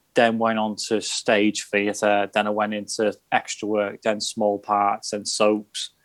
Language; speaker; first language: English; native; English